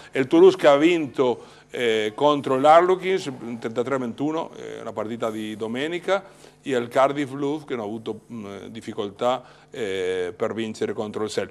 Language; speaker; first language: Italian; native; Italian